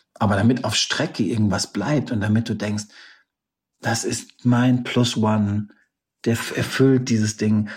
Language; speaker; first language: German; native; German